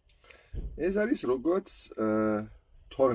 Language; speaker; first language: Georgian; non-native, learner; German